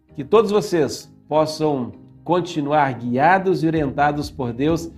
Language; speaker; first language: Portuguese; native; Portuguese